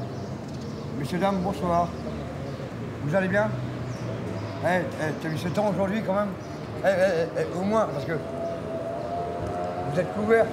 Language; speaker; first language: French; native; French